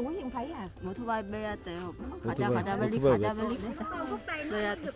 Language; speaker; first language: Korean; non-native, learner; Vietnamese